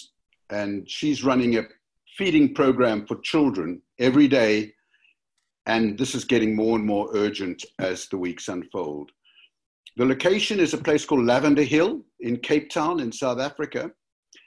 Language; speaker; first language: English; native; English